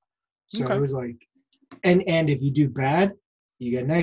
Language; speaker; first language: English; native; English